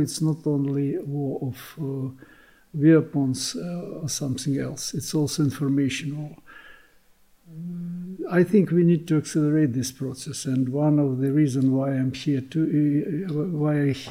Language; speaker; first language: English; non-native, learner; Ukrainian